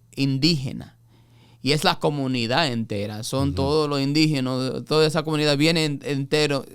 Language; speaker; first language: Spanish; early bilingual, heritage; Spanish